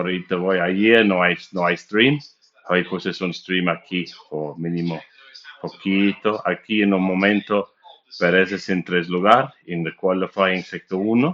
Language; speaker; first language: Spanish; non-native, learner; English